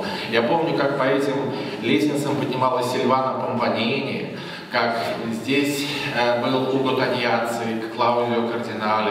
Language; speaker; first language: Russian; native; Russian